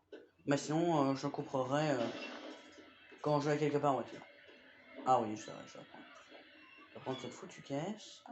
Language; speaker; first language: French; native; French